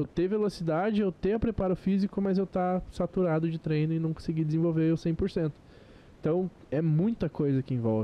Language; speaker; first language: Portuguese; native; Portuguese